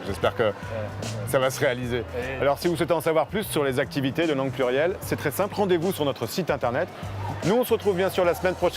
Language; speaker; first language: French; native; French